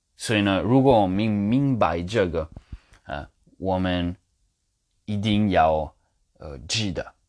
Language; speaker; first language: Chinese; non-native, learner; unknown